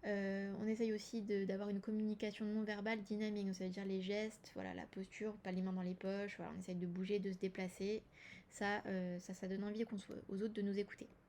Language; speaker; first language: French; native; French